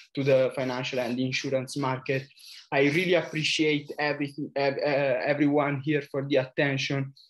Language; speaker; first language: English; non-native, fluent; Italian